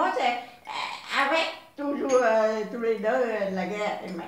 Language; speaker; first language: French; non-native, learner; Vietnamese